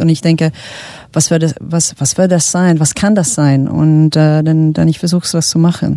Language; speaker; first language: German; non-native, fluent; English